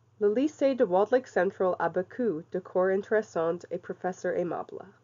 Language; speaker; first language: French; non-native, learner; English